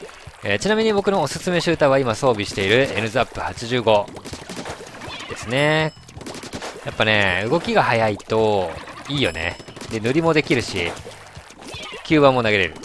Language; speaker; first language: Japanese; native; Japanese